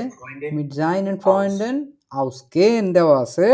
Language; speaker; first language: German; non-native, fluent; Bangla